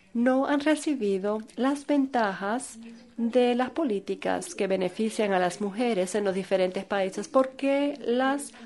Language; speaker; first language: Spanish; non-native, fluent; Korean